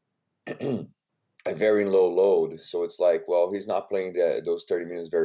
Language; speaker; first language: English; non-native, fluent; Portuguese